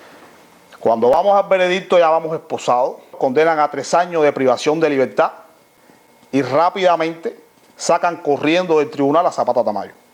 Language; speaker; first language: Spanish; native; Spanish